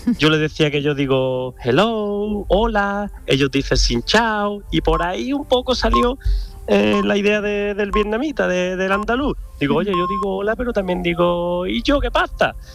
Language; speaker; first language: Spanish; native; Spanish